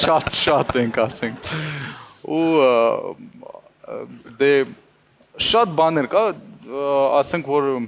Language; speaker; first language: Armenian; non-native, learner; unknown